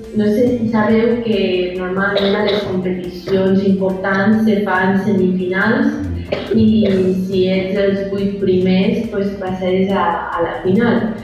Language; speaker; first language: Catalan; native; Catalan